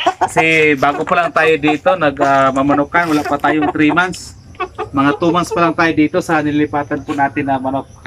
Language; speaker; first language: Filipino; non-native, local second language; Cebuano